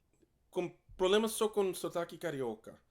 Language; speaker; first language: Portuguese; non-native, learner; English